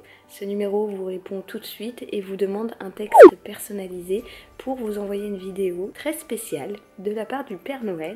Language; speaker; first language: French; native; French